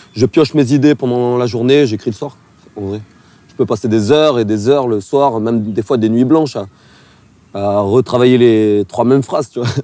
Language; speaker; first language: French; native; French